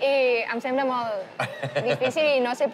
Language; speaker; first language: Catalan; non-native, learner; Chinese